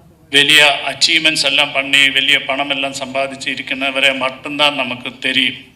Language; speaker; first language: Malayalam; non-native, learner; Tamil